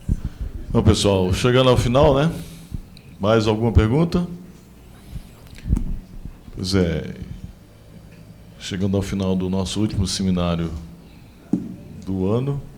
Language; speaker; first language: Portuguese; native; Portuguese